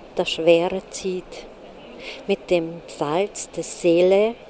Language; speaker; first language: German; non-native, fluent; Hungarian